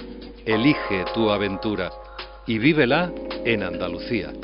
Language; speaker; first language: Spanish; native; Spanish